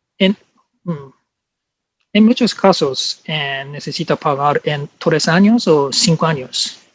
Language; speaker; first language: Spanish; non-native, learner; Japanese